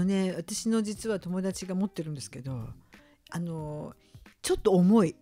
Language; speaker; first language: Japanese; native; Japanese